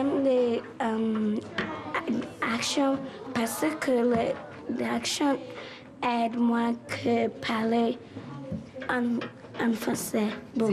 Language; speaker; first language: French; non-native, learner; Arabic